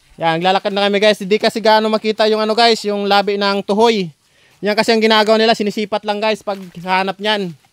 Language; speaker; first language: Filipino; non-native, local second language; Bikol